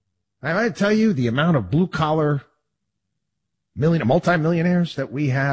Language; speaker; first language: English; native; English